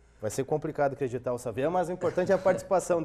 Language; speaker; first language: Portuguese; native; Portuguese